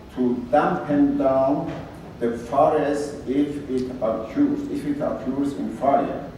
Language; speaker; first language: English; non-native, fluent; Persian